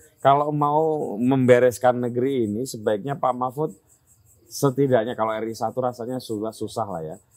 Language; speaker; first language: Indonesian; native; Indonesian